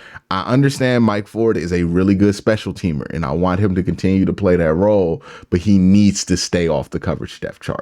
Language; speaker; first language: English; native; English